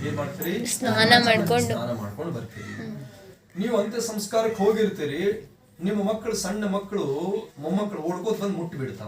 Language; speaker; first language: Kannada; native; Kannada